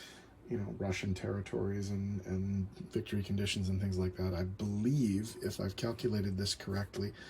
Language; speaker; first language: English; native; English